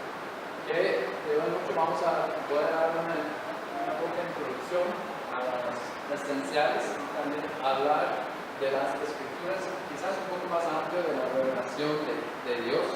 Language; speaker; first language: Spanish; non-native, fluent; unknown